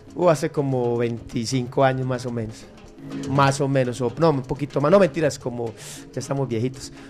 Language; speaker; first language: Spanish; native; Spanish